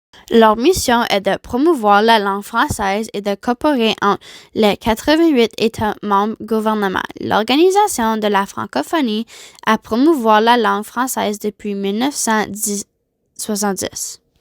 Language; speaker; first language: French; non-native, learner; English